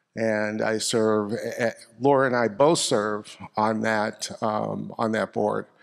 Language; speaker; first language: English; native; English